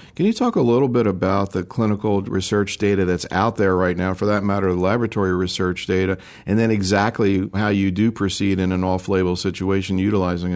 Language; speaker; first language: English; native; English